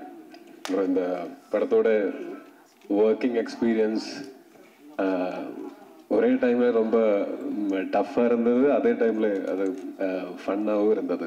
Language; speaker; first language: Tamil; non-native, learner; Malayalam